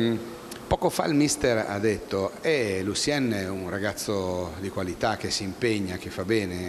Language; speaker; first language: Italian; native; Italian